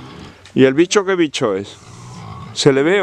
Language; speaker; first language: Spanish; native; Spanish